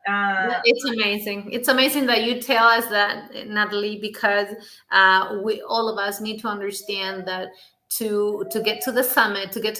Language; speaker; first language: English; non-native, fluent; Spanish